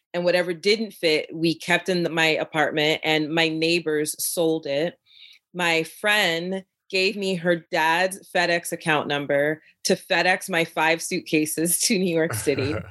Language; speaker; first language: English; native; English